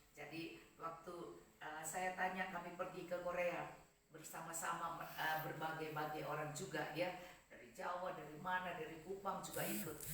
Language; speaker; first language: Indonesian; native; Indonesian